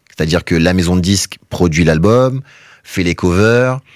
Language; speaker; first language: French; native; French